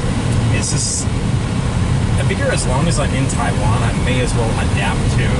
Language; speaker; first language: English; native; English